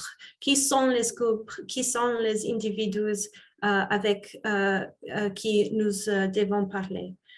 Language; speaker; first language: French; non-native, fluent; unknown